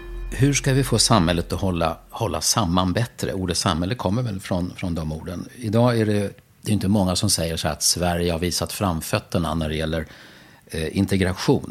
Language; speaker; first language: Swedish; native; Swedish